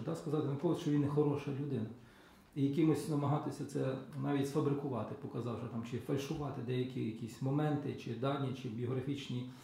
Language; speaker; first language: Ukrainian; native; Ukrainian